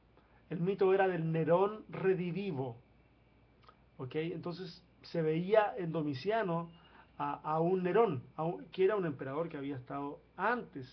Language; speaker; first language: Spanish; native; Spanish